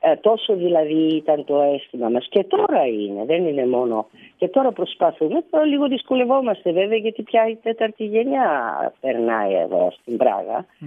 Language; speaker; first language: Greek; early bilingual, heritage; Greek